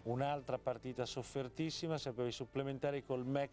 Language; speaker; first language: Italian; native; Italian